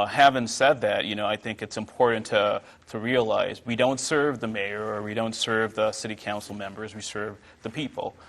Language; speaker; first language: English; non-native, local second language; Yoruba